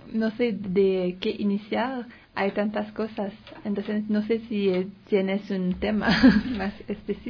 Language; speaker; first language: Spanish; non-native, learner; French